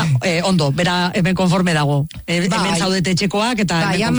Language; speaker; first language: Basque; native; Basque